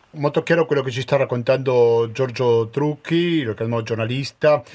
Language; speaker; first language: Italian; non-native, fluent; Spanish